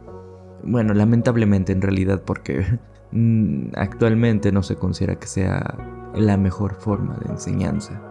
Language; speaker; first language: Spanish; native; Spanish